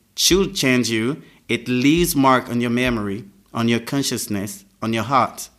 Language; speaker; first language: English; non-native, fluent; French